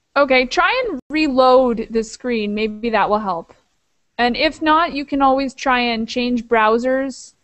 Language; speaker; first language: English; native; English